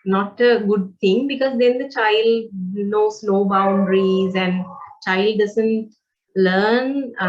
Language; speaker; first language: English; non-native, local second language; Sinhala